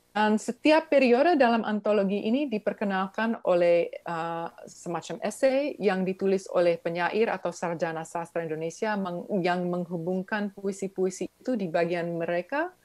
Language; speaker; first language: Indonesian; early bilingual, other home language; English